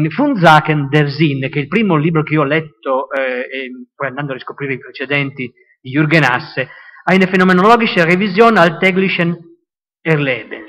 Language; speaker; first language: Italian; native; Italian